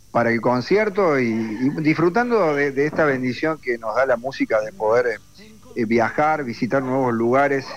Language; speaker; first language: Spanish; native; Spanish